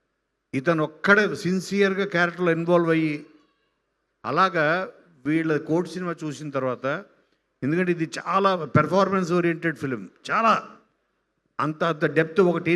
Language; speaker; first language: Telugu; native; Telugu